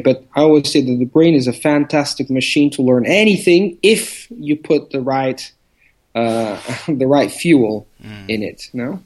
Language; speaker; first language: English; non-native, fluent; Italian